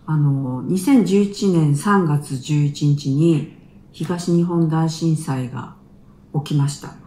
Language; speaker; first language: Japanese; native; Japanese